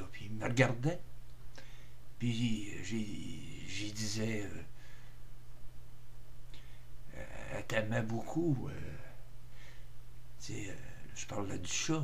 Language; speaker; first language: French; native; French